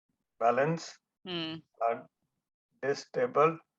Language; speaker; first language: English; non-native, local second language; Hindi